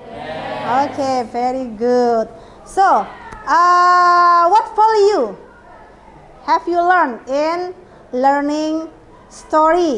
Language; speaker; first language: English; non-native, fluent; Indonesian